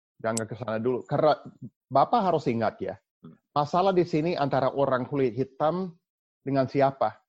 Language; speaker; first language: Indonesian; non-native, fluent; English